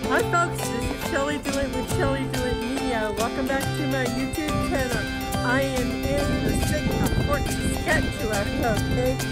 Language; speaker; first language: English; native; English